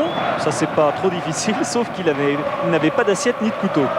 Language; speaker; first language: French; native; French